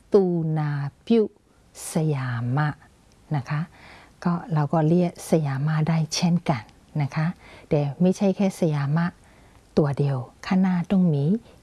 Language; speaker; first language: Thai; non-native, fluent; Burmese